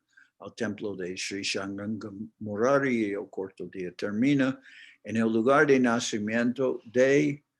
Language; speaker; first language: Spanish; non-native, fluent; English